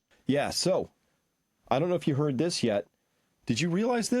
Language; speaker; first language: English; native; English